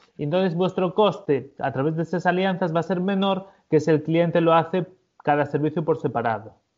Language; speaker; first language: Spanish; native; Spanish